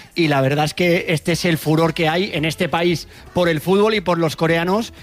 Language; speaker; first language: Spanish; native; Spanish